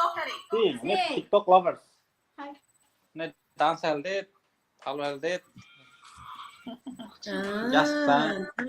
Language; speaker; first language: Portuguese; non-native, local second language; Tetum